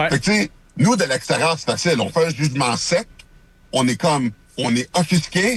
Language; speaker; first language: French; native; French